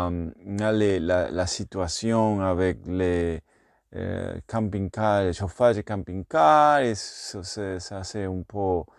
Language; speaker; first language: French; non-native, learner; Spanish